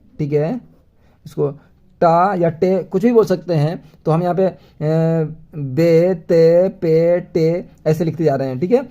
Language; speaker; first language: Hindi; native; Hindi